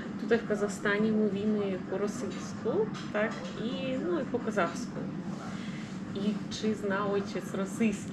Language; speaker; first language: Polish; early bilingual, heritage; Russian